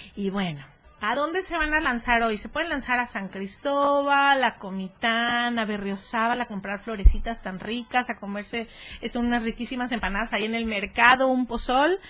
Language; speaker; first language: Spanish; native; Spanish